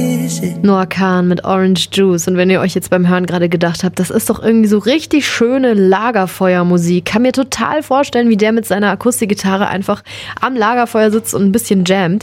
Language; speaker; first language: German; native; German